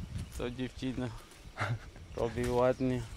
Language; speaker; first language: Polish; non-native, learner; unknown